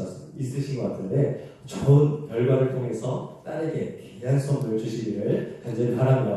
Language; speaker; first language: Korean; native; Korean